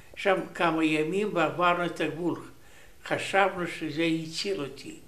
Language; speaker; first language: Hebrew; non-native, learner; Romanian